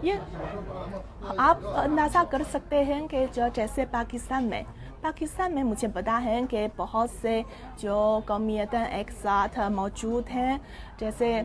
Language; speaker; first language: Hindi; non-native, fluent; Chinese